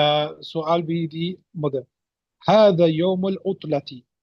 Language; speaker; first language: Arabic; non-native, fluent; English